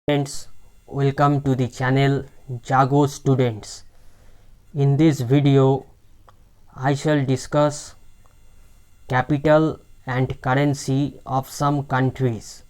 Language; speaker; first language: English; non-native, local second language; Bangla